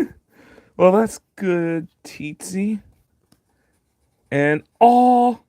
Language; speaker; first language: English; native; English